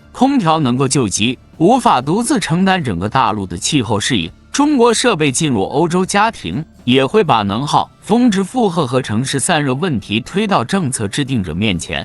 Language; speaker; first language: Chinese; native; Chinese